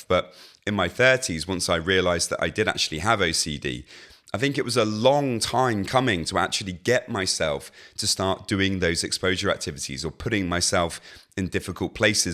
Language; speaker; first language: English; native; English